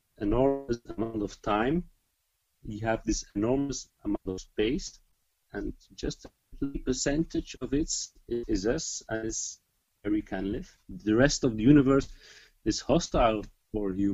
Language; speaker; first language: English; non-native, fluent; Dutch